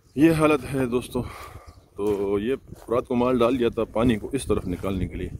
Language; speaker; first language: Urdu; non-native, local second language; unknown